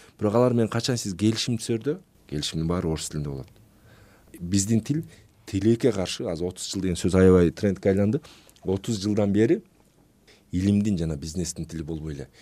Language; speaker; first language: Kyrgyz; native; Kyrgyz